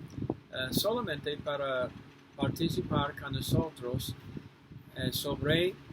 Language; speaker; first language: Spanish; non-native, fluent; English